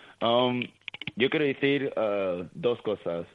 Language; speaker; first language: Spanish; early bilingual, heritage; Spanish